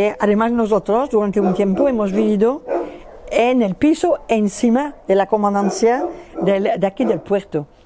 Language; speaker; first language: Spanish; non-native, fluent; French